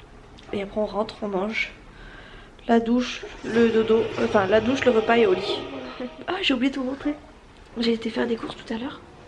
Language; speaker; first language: French; native; French